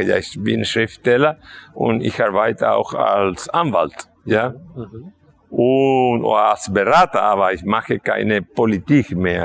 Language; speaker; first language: German; non-native, fluent; Spanish